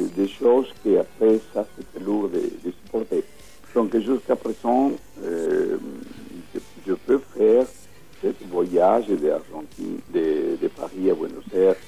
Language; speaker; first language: French; non-native, fluent; Spanish